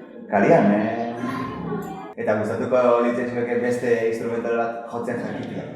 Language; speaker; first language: Basque; native; Basque